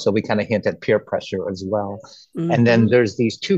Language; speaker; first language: English; early bilingual, other home language; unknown